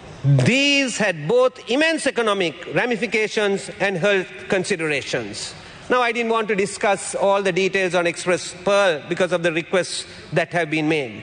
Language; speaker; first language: English; non-native, local second language; Sinhala